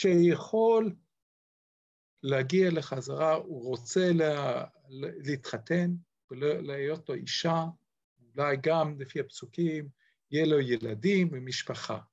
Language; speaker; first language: Hebrew; non-native, fluent; English